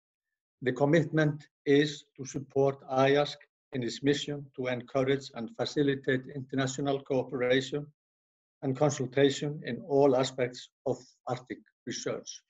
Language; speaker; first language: English; non-native, fluent; Icelandic